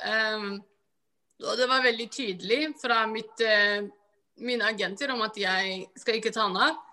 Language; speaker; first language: Norwegian; early bilingual, other home language; Somali